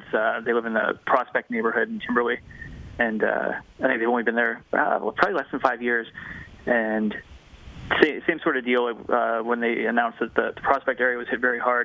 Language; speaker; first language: English; native; English